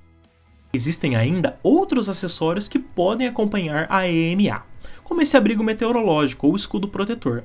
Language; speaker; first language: Portuguese; native; Portuguese